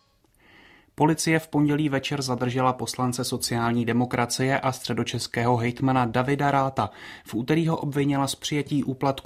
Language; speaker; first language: Czech; native; Czech